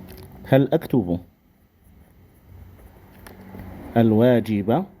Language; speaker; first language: Arabic; non-native, fluent; Indonesian